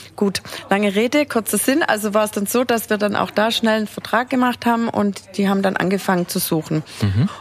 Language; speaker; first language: German; native; German